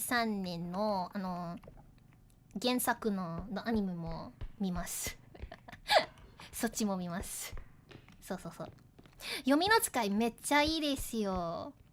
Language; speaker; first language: Japanese; non-native, learner; English